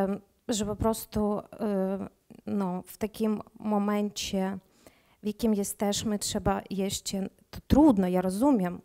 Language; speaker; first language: Polish; non-native, learner; Ukrainian